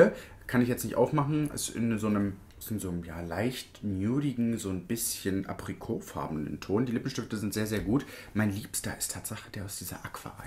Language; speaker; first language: German; native; German